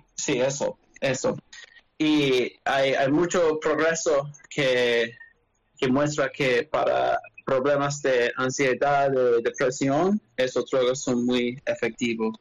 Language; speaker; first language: Spanish; non-native, learner; English